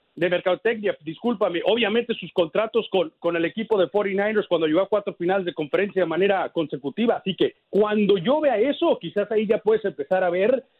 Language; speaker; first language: Spanish; early bilingual, heritage; Spanish